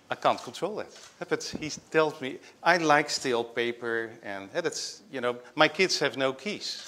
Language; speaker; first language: English; non-native, fluent; Dutch